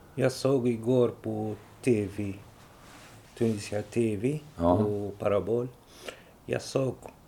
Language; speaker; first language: Swedish; non-native, learner; Arabic